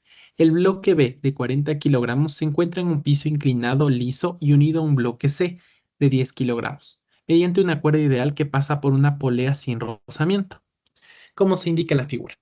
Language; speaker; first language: Spanish; native; Spanish